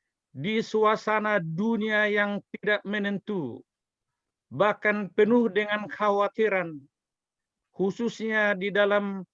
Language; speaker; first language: Indonesian; native; Indonesian